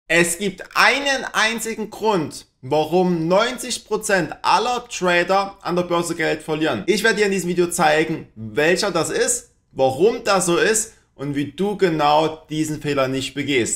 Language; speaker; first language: German; native; German